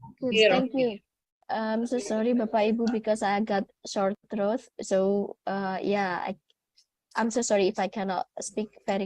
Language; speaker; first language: English; non-native, fluent; Indonesian